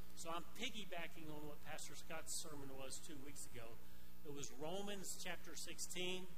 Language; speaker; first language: English; native; English